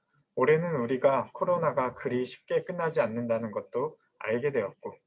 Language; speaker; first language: Korean; native; Korean